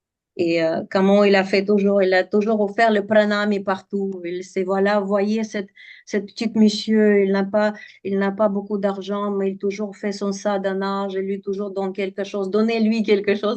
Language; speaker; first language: French; non-native, fluent; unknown